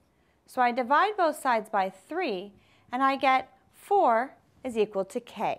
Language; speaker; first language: English; native; English